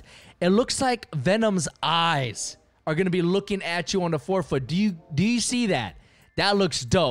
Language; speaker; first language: English; native; English